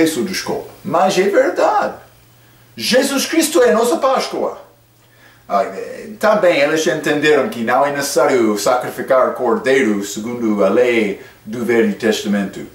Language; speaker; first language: Portuguese; non-native, fluent; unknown